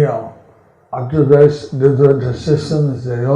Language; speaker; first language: Spanish; non-native, learner; English